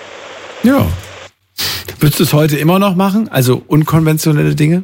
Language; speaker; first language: German; native; German